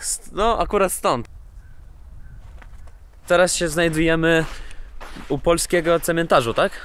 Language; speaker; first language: Polish; non-native, learner; Russian